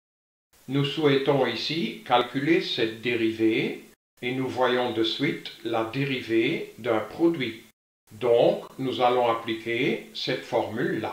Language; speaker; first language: French; native; French